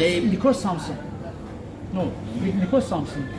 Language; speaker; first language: English; non-native, local second language; Turkish